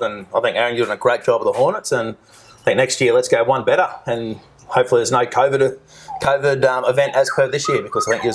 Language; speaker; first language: English; native; English